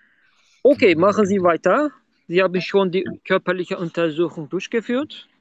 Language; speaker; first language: German; non-native, learner; Turkish